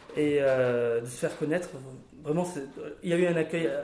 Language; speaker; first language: French; non-native, local second language; Arabic